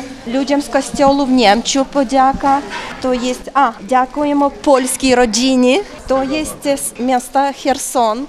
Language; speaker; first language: Polish; non-native, learner; Ukrainian